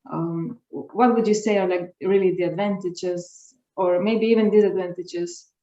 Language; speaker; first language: English; non-native, fluent; Slovenian